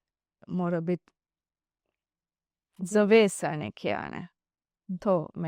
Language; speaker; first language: Slovenian; non-native, learner; Divehi